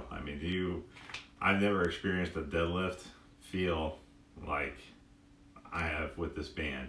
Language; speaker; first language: English; native; English